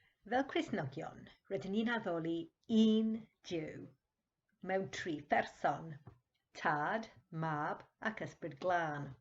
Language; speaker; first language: Welsh; non-native, fluent; English